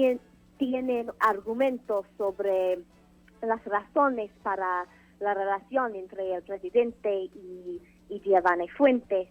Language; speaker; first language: Spanish; non-native, fluent; English